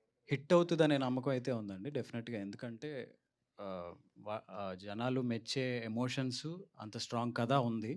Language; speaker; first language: Telugu; native; Telugu